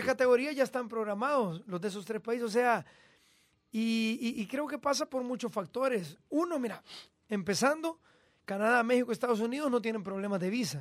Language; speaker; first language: Spanish; native; Spanish